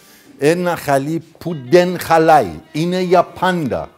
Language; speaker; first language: Greek; non-native, fluent; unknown